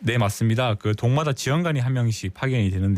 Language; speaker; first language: Korean; native; Korean